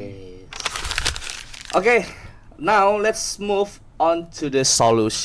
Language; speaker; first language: English; non-native, learner; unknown